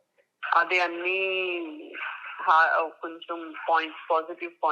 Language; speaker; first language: Telugu; non-native, learner; Gujarati